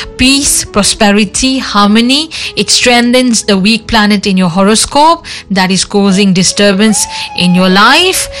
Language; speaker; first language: English; non-native, local second language; Morisyen